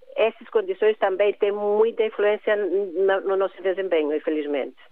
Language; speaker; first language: Portuguese; non-native, fluent; Greek